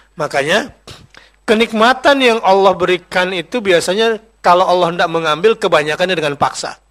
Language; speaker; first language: Indonesian; non-native, local second language; Madurese